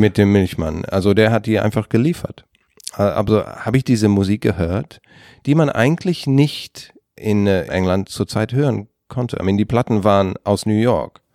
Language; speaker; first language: German; non-native, fluent; English